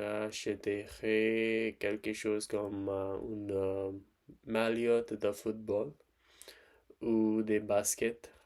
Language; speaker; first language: French; non-native, learner; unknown